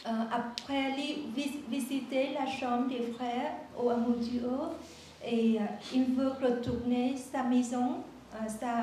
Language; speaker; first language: French; non-native, learner; Vietnamese